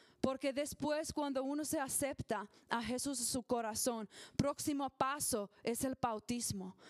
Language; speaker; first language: Spanish; non-native, learner; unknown